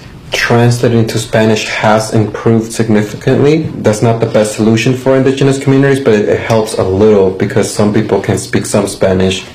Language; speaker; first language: English; early bilingual, other home language; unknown